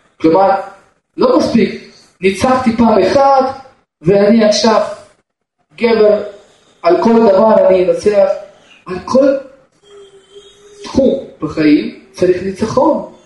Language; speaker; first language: Hebrew; non-native, fluent; Russian